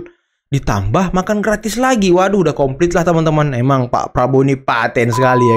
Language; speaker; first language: Indonesian; native; Indonesian